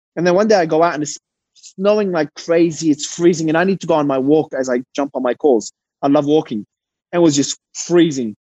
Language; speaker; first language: English; early bilingual, other home language; Arabic